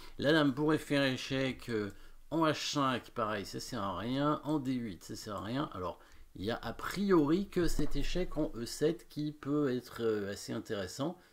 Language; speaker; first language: French; native; French